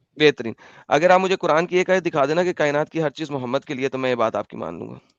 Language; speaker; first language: Urdu; native; Urdu